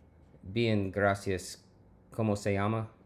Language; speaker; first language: Spanish; non-native, learner; English